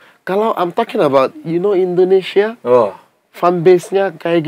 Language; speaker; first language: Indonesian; non-native, fluent; English